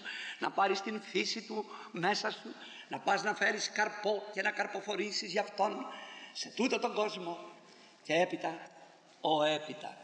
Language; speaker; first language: Greek; native; Greek